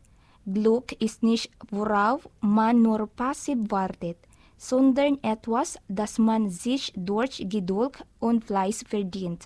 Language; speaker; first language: German; non-native, learner; Filipino